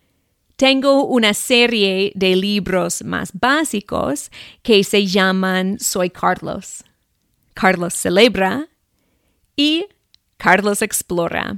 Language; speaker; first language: Spanish; non-native, fluent; English